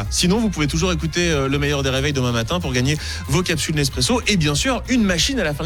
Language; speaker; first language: French; native; French